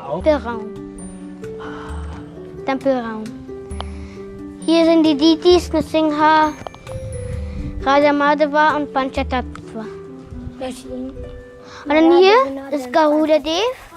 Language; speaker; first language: German; early bilingual, heritage; German